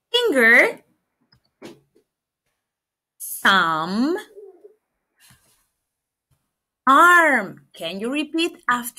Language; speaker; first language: English; non-native, fluent; Spanish